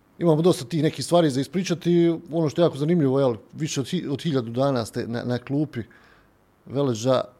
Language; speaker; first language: Bosnian; native; Bosnian